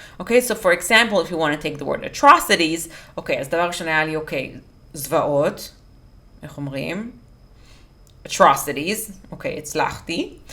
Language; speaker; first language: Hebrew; native; Hebrew